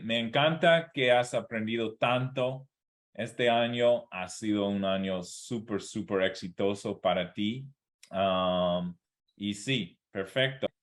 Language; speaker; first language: Spanish; non-native, fluent; English